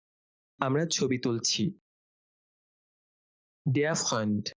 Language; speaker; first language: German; non-native, fluent; Bangla